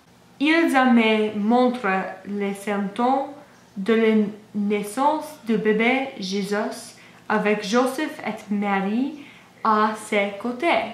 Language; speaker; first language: French; non-native, learner; English